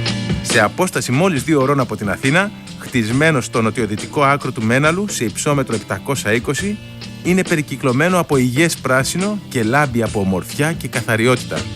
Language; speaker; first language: Greek; native; Greek